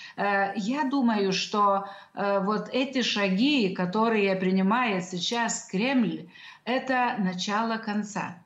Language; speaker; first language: Russian; non-native, local second language; Lithuanian